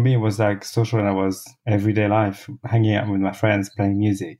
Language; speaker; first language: English; non-native, fluent; French